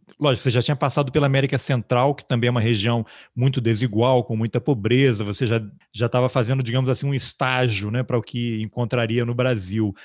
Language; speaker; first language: Portuguese; native; Portuguese